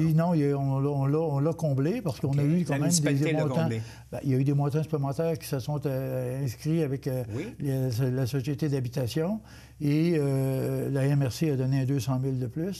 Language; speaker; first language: French; native; French